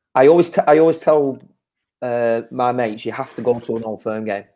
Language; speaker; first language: English; native; English